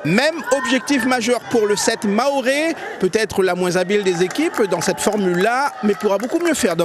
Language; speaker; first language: French; native; French